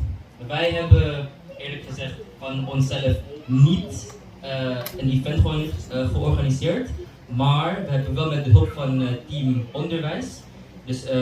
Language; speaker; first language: Dutch; early bilingual, other home language; Indonesian